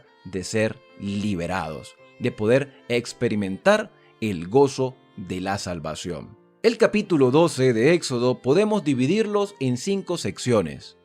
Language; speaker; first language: Spanish; native; Spanish